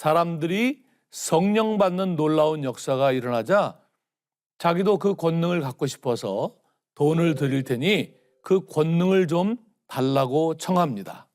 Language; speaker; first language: Korean; native; Korean